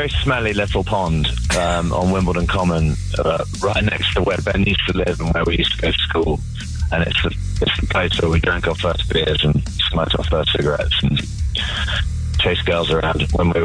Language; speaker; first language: English; native; English